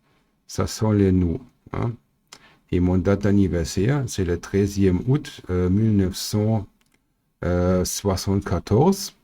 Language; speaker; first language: French; non-native, fluent; German